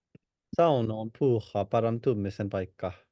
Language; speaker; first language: Finnish; non-native, learner; English